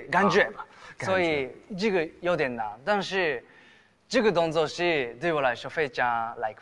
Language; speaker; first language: Chinese; non-native, learner; Japanese